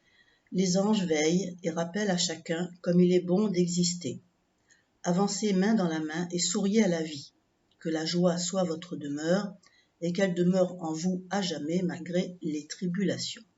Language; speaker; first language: French; native; French